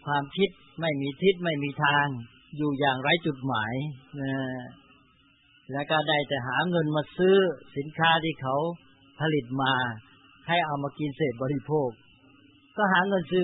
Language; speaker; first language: Thai; native; Thai